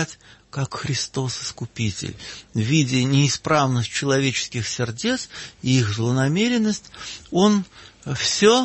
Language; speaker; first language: Russian; native; Russian